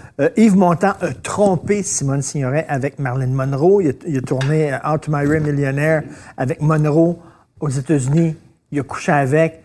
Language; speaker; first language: French; native; French